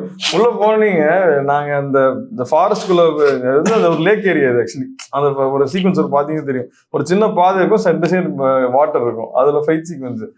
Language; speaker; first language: Tamil; native; Tamil